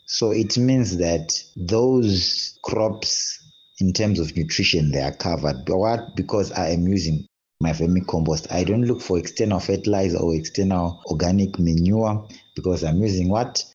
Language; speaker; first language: English; non-native, local second language; Shona